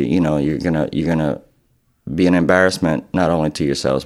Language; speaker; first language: English; native; English